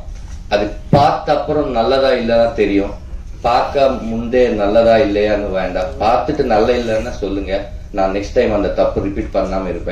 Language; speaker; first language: Tamil; non-native, learner; Telugu